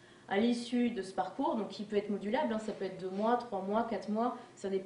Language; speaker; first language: French; native; French